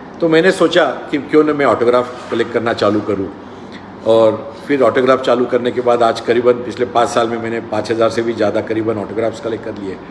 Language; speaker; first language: Hindi; non-native, local second language; Marathi